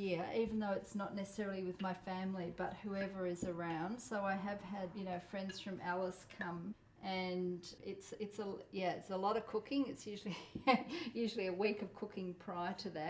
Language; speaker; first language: English; non-native, local second language; Polish